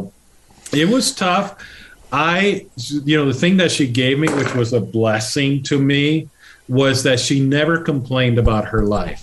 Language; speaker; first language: English; non-native, fluent; Spanish